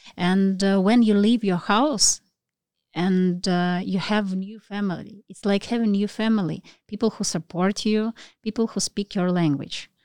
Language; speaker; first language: English; non-native, learner; Russian